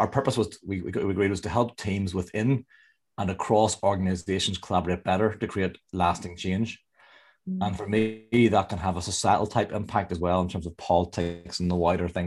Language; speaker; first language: English; native; English